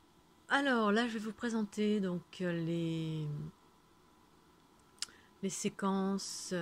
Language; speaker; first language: French; native; French